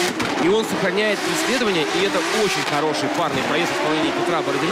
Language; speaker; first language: Russian; native; Russian